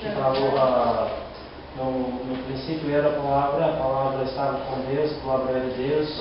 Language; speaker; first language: Portuguese; non-native, learner; English